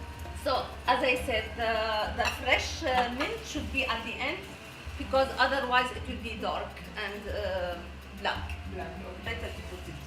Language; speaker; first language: English; non-native, learner; Arabic